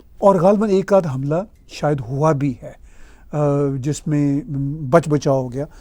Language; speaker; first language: Urdu; non-native, local second language; Punjabi